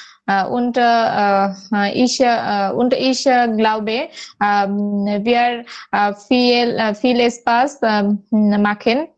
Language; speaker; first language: German; non-native, learner; Bangla